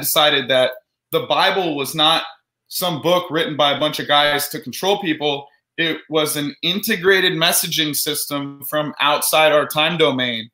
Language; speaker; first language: English; native; English